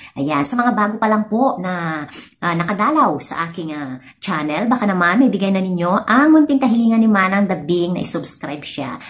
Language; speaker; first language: Filipino; non-native, local second language; Iloko